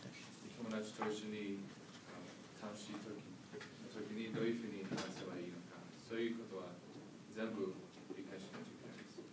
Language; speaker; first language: Japanese; non-native, learner; English